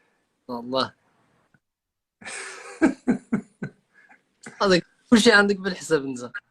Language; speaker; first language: Arabic; native; Arabic